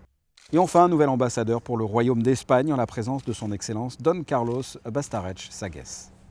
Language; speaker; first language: French; native; French